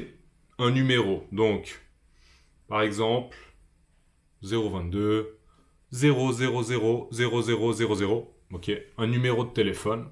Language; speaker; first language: French; native; French